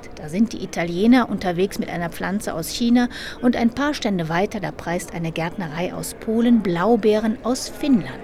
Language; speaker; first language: German; native; German